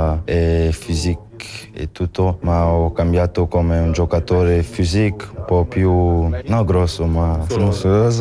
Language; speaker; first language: Italian; non-native, local second language; French